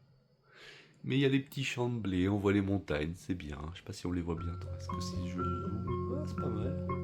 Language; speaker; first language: French; native; French